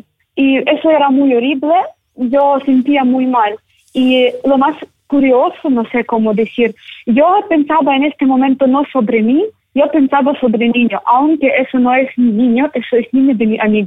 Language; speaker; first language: Spanish; non-native, learner; Ukrainian